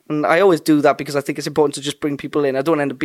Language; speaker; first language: English; native; English